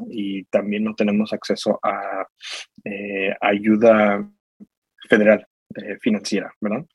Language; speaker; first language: Spanish; early bilingual, heritage; Spanish